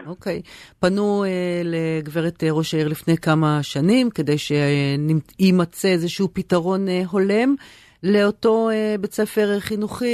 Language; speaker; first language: Hebrew; native; Hebrew